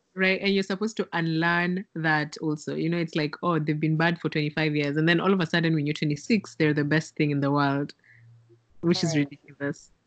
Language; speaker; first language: English; non-native, local second language; Swahili